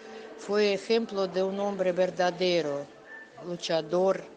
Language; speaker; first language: Spanish; non-native, fluent; Russian